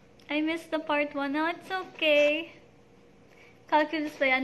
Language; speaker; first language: English; non-native, local second language; Filipino